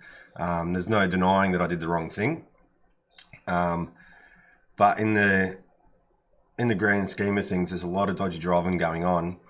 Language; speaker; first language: English; native; English